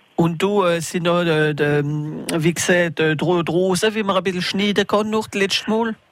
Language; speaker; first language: German; non-native, local second language; French